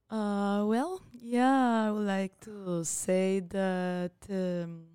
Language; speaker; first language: English; non-native, fluent; Spanish